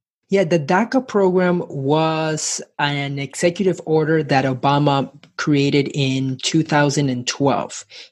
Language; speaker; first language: English; early bilingual, other home language; Spanish